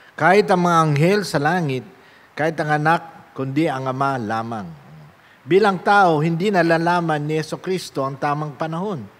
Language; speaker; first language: Filipino; native; Filipino